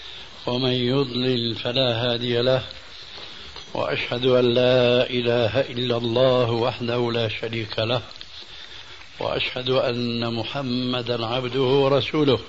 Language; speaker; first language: Arabic; early bilingual, other home language; Albanian